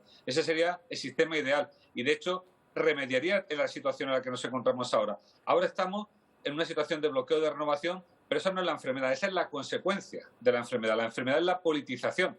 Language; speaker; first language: Spanish; native; Spanish